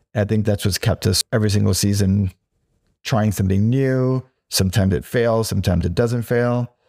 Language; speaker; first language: English; native; English